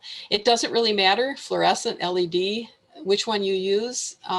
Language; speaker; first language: English; native; English